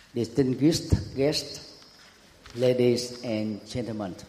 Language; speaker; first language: English; non-native, fluent; Vietnamese